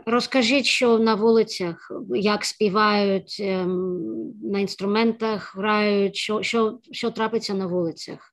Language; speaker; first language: Ukrainian; native; Ukrainian